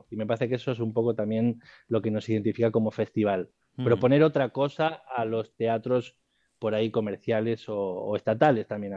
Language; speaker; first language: Spanish; native; Spanish